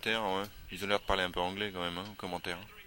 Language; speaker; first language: French; native; French